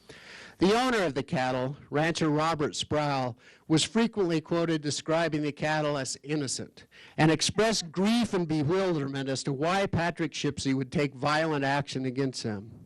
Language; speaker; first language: English; native; English